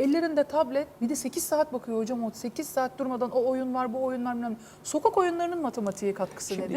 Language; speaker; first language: Turkish; native; Turkish